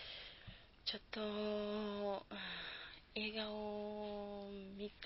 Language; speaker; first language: Japanese; non-native, learner; Spanish